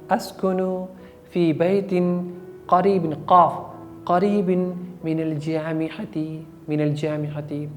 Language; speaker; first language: Arabic; non-native, fluent; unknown